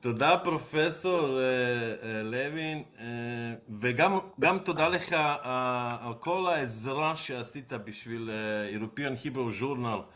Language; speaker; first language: Hebrew; non-native, fluent; Serbian